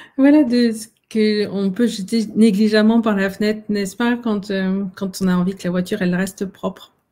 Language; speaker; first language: French; native; French